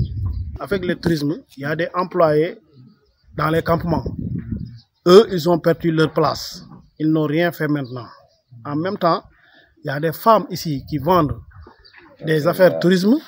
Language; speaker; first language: French; non-native, learner; Wolof